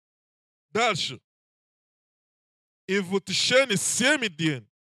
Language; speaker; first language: Russian; non-native, learner; English